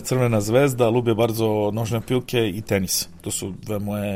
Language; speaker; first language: Polish; non-native, fluent; Serbian